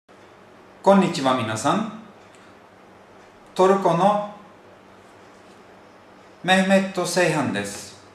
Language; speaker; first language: Japanese; non-native, fluent; Turkish